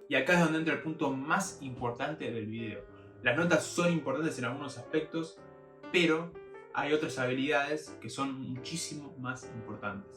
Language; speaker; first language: Spanish; native; Spanish